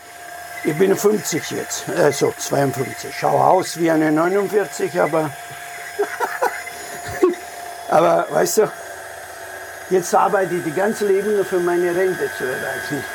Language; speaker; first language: German; non-native, fluent; Italian